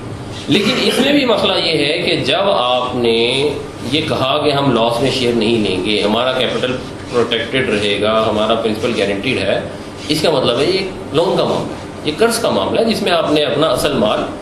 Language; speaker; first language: Urdu; native; Urdu